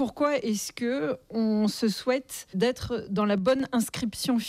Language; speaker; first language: French; native; French